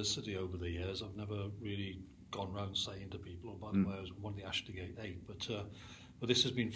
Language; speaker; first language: English; native; English